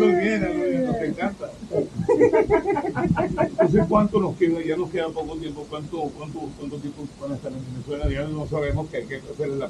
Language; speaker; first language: Spanish; native; Spanish